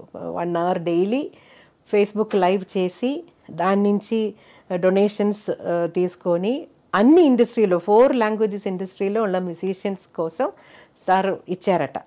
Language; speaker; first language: Telugu; non-native, local second language; Malayalam